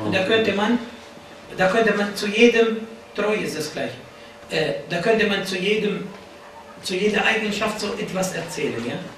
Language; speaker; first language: German; non-native, fluent; Arabic